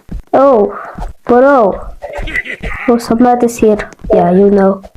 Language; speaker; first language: English; non-native, learner; Mongolian